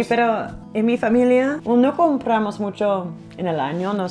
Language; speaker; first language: Spanish; non-native, learner; English